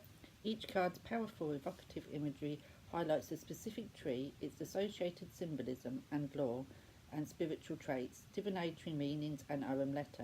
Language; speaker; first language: English; native; English